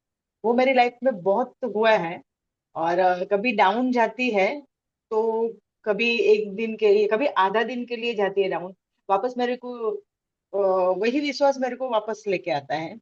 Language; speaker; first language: Hindi; non-native, local second language; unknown